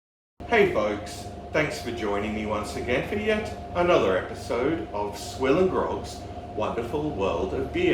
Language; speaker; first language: English; native; English